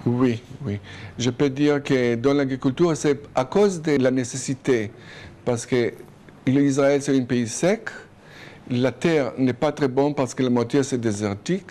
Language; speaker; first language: French; non-native, fluent; Hebrew